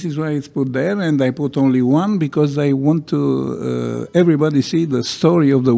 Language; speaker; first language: English; non-native, learner; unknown